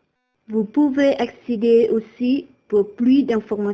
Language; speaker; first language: French; non-native, learner; Vietnamese